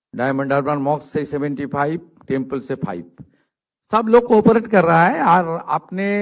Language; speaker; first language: Hindi; non-native, local second language; Bangla